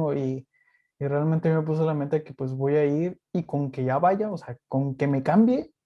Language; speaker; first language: Spanish; native; Spanish